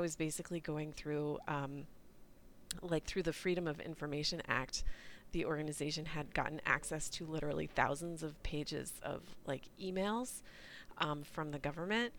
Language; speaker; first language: English; native; English